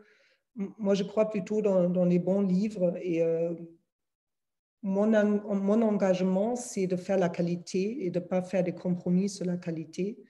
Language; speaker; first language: French; non-native, fluent; German